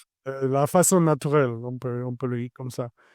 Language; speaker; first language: French; non-native, fluent; Spanish